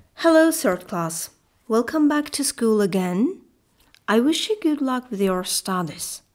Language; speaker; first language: English; non-native, fluent; Azerbaijani